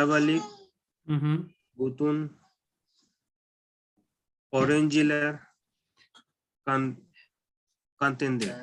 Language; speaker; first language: Turkish; non-native, learner; Urdu